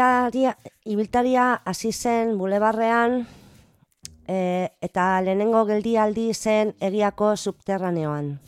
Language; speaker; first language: Basque; non-native, local second language; Spanish